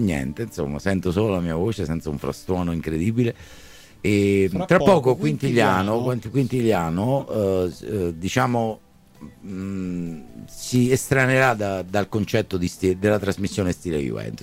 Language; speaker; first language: Italian; native; Italian